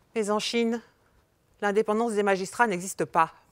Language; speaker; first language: French; native; French